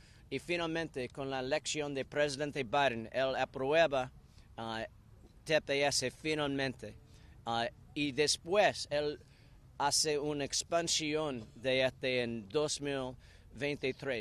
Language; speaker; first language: Spanish; non-native, learner; English